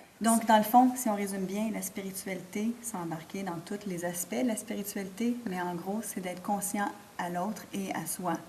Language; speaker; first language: French; native; French